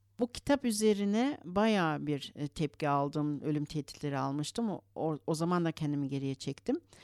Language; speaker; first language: Turkish; early bilingual, heritage; Turkish